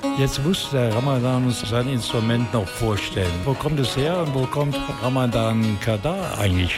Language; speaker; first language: German; native; German